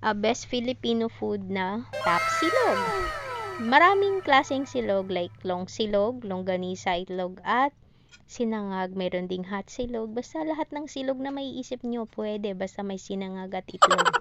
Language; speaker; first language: Filipino; native; Filipino